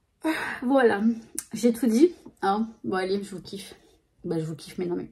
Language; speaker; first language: French; native; French